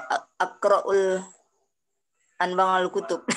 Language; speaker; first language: Arabic; non-native, learner; Indonesian